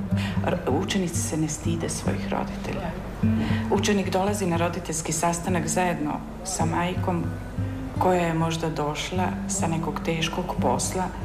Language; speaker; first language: Serbian; native; Serbian